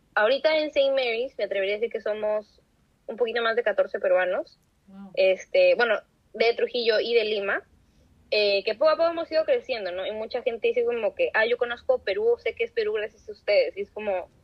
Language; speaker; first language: Spanish; native; Spanish